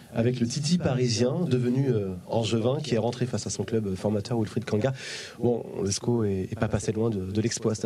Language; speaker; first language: French; native; French